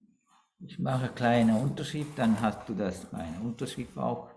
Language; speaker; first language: German; non-native, fluent; Sinhala